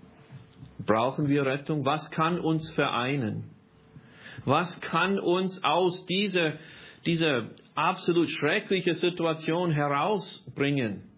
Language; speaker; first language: German; non-native, fluent; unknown